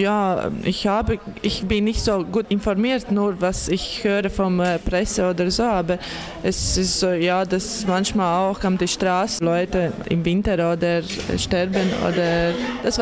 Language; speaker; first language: German; non-native, learner; Latvian